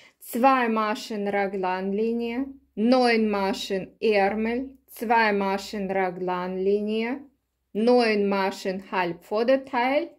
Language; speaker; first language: German; non-native, learner; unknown